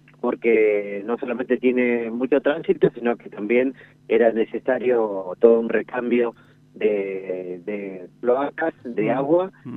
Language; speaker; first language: Spanish; native; Spanish